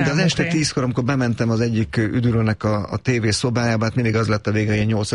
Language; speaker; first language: Hungarian; native; Hungarian